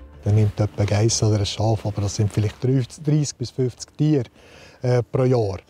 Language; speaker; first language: German; native; German